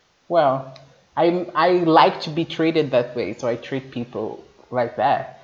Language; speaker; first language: English; non-native, fluent; Portuguese